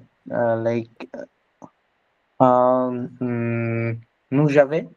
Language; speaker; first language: French; non-native, learner; Bangla